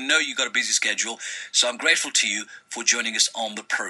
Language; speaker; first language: English; native; English